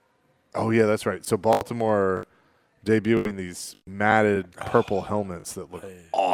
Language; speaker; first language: English; native; English